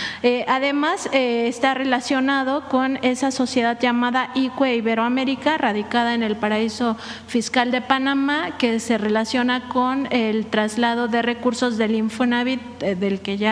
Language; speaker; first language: Spanish; native; Spanish